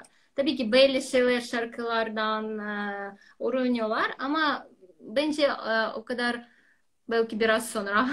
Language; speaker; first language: Turkish; non-native, learner; Russian